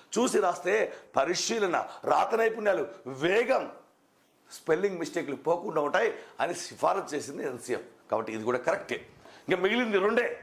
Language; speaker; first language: Telugu; non-native, local second language; Kannada